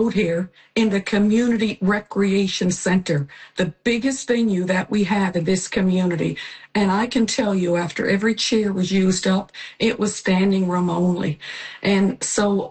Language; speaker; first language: English; native; English